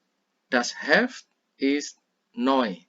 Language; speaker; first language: German; non-native, fluent; Indonesian